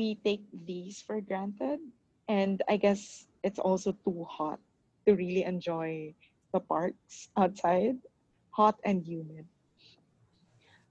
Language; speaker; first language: English; non-native, local second language; Filipino